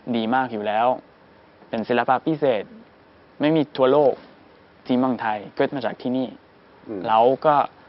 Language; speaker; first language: Thai; non-native, fluent; English